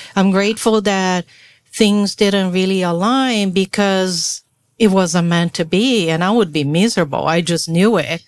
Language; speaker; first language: English; non-native, fluent; Portuguese